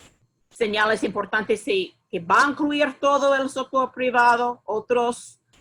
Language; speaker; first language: Spanish; non-native, fluent; English